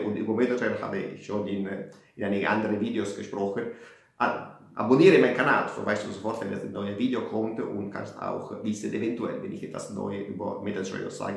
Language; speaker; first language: German; non-native, fluent; Italian